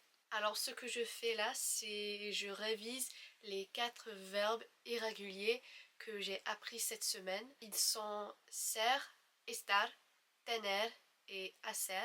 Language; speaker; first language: French; non-native, fluent; English